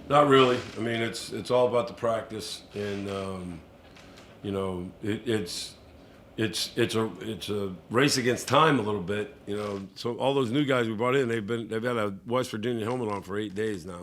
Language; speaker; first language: English; native; English